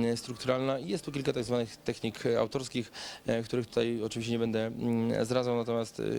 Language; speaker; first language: Polish; native; Polish